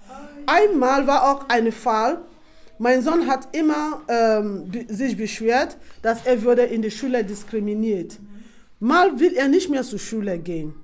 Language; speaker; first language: German; non-native, fluent; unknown